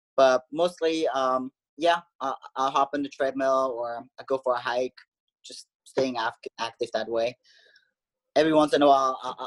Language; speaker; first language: English; non-native, fluent; German